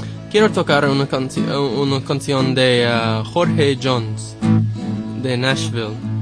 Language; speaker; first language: Spanish; non-native, learner; English